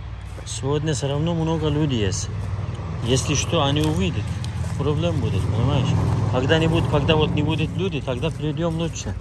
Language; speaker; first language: Russian; non-native, learner; Turkish